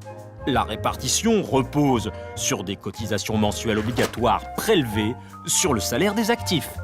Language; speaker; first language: French; native; French